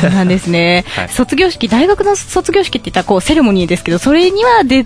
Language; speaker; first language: Japanese; native; Japanese